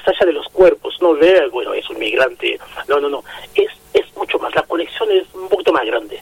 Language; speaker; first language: Spanish; non-native, fluent; Haitian Creole